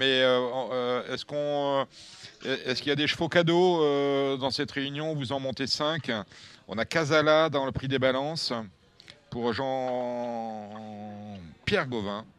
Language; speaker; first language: French; native; French